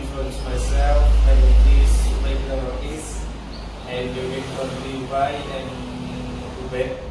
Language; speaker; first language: English; non-native, learner; Indonesian